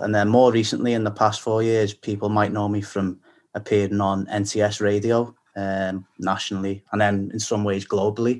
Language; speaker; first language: English; native; English